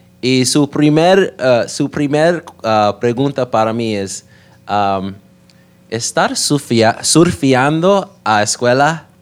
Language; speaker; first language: Spanish; non-native, learner; English